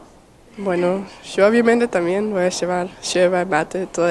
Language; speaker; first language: Spanish; non-native, learner; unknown